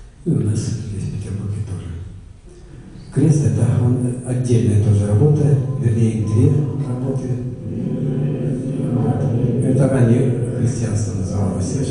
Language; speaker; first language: Russian; native; Russian